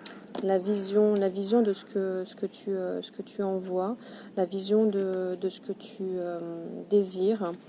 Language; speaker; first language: French; native; French